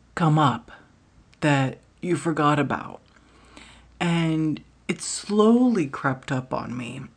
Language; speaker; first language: English; native; English